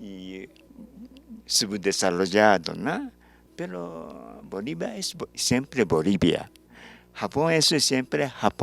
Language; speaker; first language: Spanish; non-native, learner; Japanese